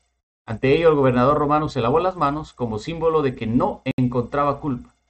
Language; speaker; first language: Spanish; native; Spanish